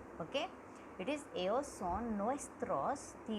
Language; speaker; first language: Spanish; non-native, learner; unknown